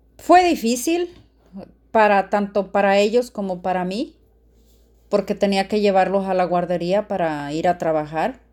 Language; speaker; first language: Spanish; native; Spanish